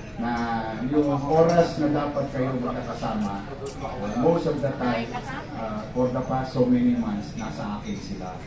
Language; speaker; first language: Filipino; native; Filipino